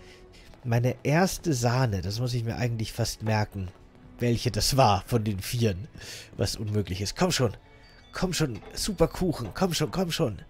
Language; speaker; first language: German; native; German